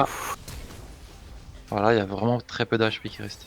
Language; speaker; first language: French; native; French